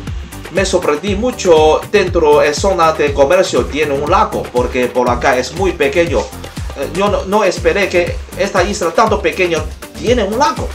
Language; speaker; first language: Spanish; non-native, learner; Chinese